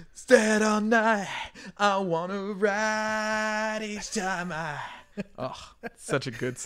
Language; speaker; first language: English; native; English